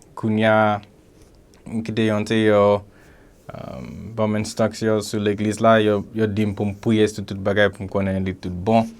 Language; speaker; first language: Haitian Creole; early bilingual, heritage; Haitian Creole